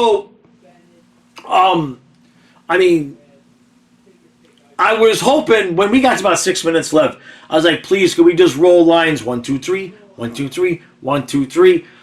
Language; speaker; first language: English; native; English